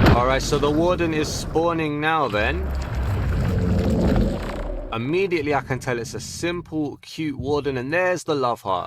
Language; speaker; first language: English; native; English